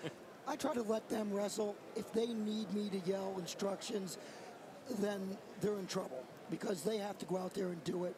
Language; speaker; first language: English; native; English